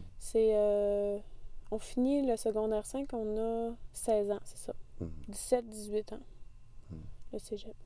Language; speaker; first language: French; native; French